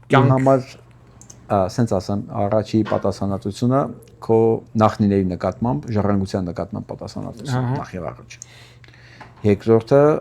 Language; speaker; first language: Armenian; native; Armenian